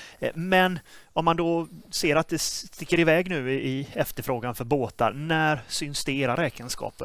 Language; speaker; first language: Swedish; native; Swedish